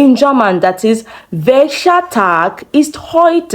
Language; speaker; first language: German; non-native, fluent; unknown